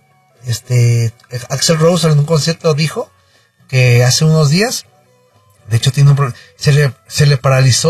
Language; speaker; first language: Spanish; native; Spanish